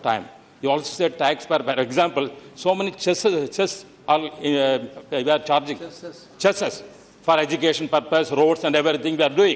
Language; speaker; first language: English; non-native, local second language; Tamil